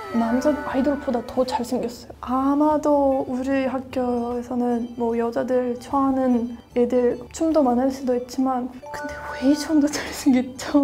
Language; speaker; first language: Korean; non-native, fluent; Russian